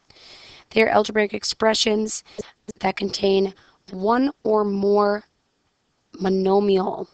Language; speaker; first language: English; native; English